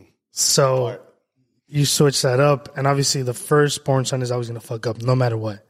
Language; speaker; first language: English; early bilingual, other home language; Spanish